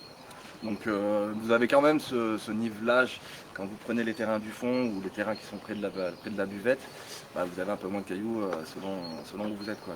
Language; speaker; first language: French; native; French